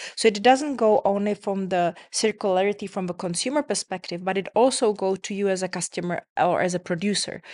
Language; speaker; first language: English; non-native, fluent; Czech